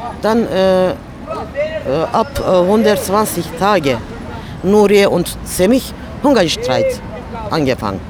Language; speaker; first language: German; non-native, learner; Turkish